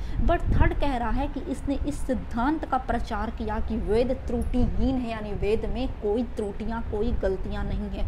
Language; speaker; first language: Hindi; native; Hindi